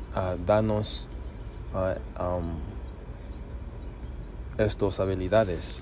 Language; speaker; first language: Spanish; non-native, learner; English